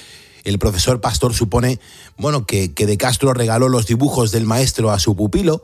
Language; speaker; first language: Spanish; native; Spanish